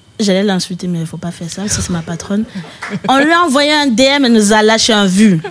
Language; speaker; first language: French; early bilingual, other home language; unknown